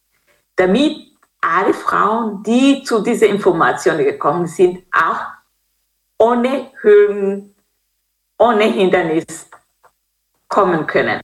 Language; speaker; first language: German; non-native, fluent; Kinyarwanda